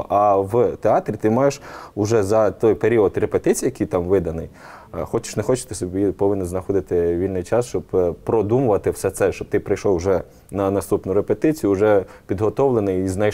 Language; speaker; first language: Ukrainian; native; Ukrainian